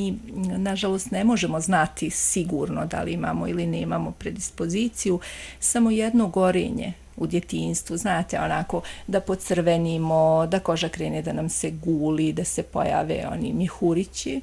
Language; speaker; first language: Croatian; native; Croatian